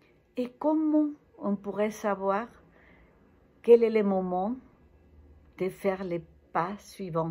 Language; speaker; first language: French; non-native, fluent; Spanish